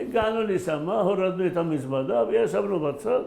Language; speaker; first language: Hebrew; early bilingual, other home language; Arabic